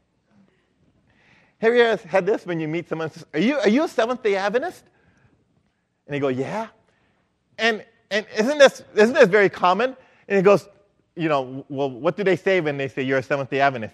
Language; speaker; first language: English; non-native, local second language; Filipino